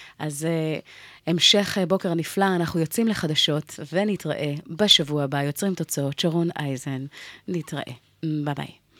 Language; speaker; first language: Hebrew; native; Hebrew